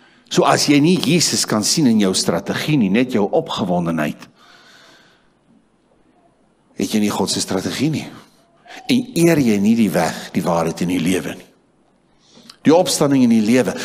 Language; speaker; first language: Afrikaans; native; Afrikaans